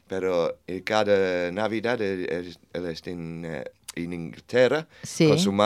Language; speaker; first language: Spanish; non-native, learner; English